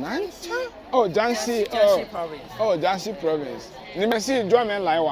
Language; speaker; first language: Chinese; non-native, learner; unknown